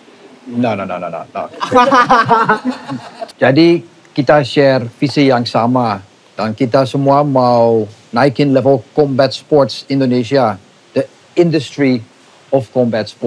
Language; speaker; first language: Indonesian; non-native, fluent; English